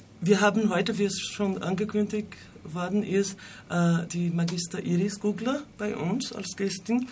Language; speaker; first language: German; non-native, fluent; Portuguese